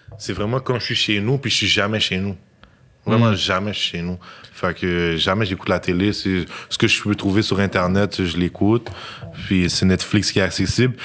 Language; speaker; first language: French; native; French